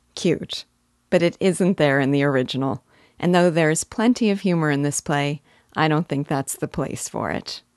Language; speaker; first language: English; native; English